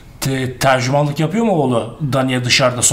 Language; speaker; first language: Turkish; native; Turkish